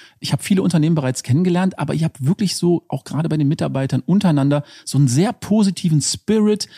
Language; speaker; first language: German; native; German